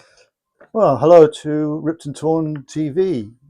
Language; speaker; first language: English; native; English